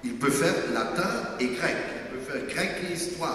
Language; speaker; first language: French; non-native, fluent; German